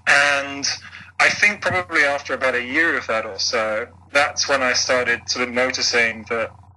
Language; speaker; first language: English; native; English